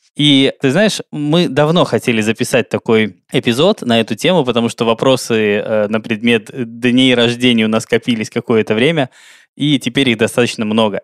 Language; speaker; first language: Russian; native; Russian